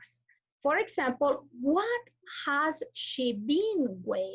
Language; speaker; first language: English; non-native, fluent; Spanish